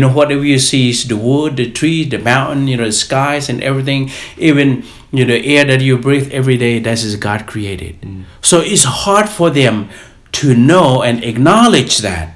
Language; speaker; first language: English; non-native, fluent; Lao